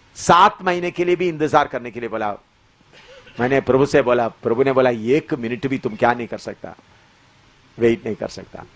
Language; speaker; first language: Hindi; non-native, local second language; Malayalam